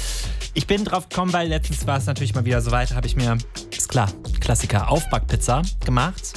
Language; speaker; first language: German; native; German